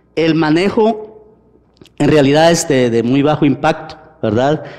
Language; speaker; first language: Spanish; native; Spanish